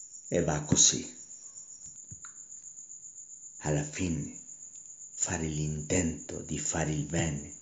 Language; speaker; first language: Italian; non-native, learner; Spanish